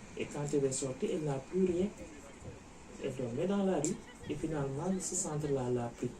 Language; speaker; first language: French; non-native, local second language; Wolof